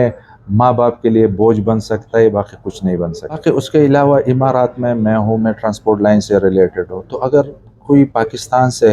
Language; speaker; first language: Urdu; non-native, local second language; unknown